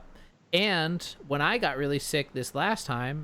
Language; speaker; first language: English; native; English